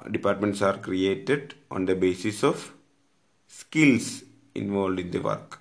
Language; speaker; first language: English; non-native, local second language; Malayalam